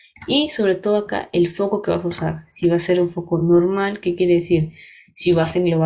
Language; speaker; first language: Spanish; native; Spanish